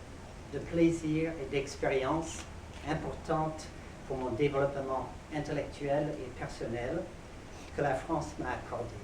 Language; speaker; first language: French; non-native, fluent; English